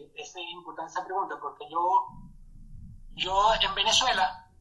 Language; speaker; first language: Spanish; native; Spanish